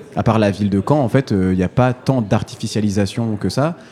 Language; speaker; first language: French; native; French